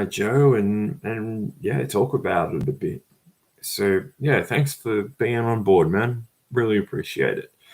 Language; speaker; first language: English; native; English